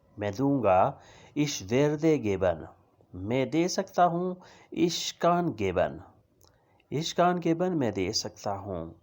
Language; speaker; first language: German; non-native, fluent; Urdu